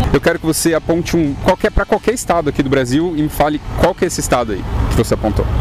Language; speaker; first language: Portuguese; native; Portuguese